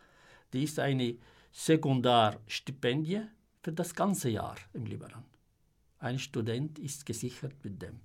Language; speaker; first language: German; non-native, fluent; Arabic